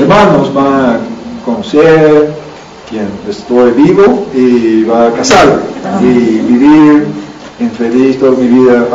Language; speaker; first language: Spanish; non-native, learner; English